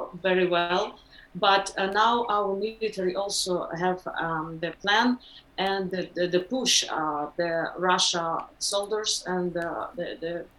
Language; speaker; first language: English; non-native, learner; Ukrainian